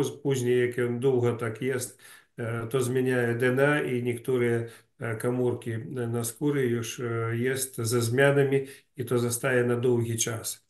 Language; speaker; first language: Polish; non-native, learner; Ukrainian